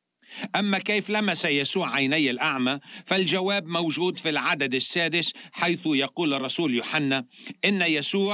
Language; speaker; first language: Arabic; native; Arabic